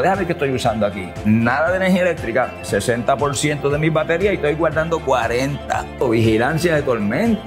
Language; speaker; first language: Spanish; native; Spanish